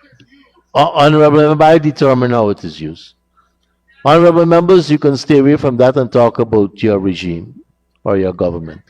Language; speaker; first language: English; native; English